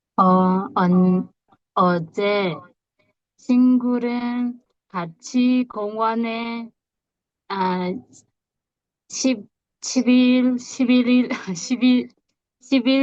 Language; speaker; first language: Korean; non-native, learner; Burmese